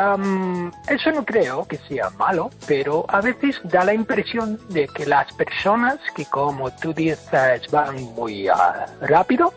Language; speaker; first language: Spanish; non-native, fluent; English